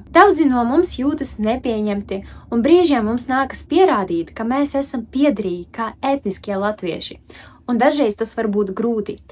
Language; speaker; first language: Latvian; non-native, local second language; Russian